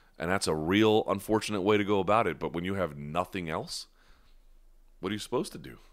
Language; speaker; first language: English; native; English